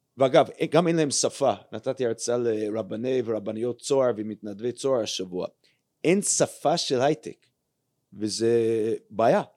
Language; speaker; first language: Hebrew; non-native, fluent; English